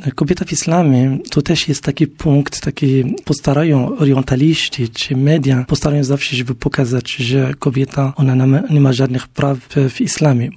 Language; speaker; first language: Polish; non-native, learner; Arabic